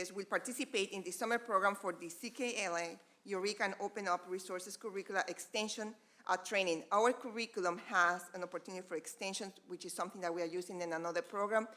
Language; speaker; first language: English; non-native, fluent; Spanish